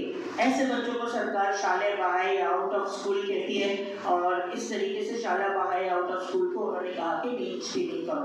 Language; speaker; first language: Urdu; non-native, local second language; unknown